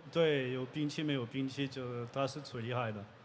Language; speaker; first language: Chinese; non-native, learner; French